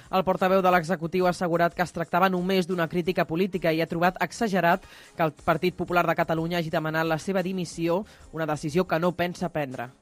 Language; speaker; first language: Catalan; native; Catalan